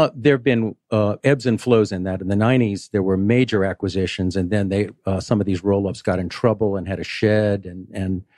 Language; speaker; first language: English; native; English